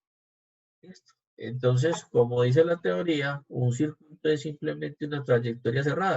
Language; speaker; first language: Spanish; native; Spanish